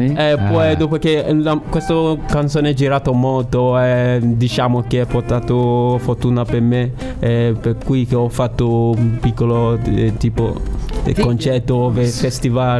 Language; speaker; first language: Italian; non-native, learner; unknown